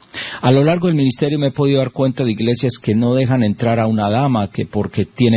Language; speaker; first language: Spanish; native; Spanish